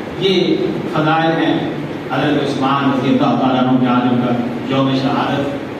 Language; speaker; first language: Urdu; non-native, local second language; Punjabi